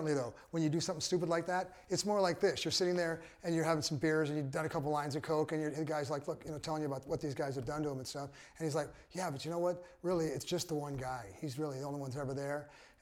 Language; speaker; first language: English; native; English